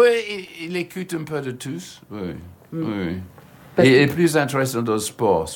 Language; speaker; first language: French; non-native, fluent; English